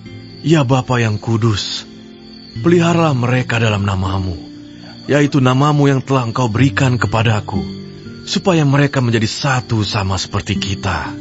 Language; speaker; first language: Indonesian; native; Indonesian